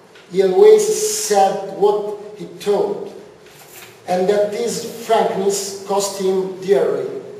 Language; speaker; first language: English; non-native, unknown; Italian